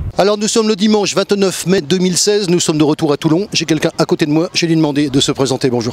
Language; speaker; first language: French; native; French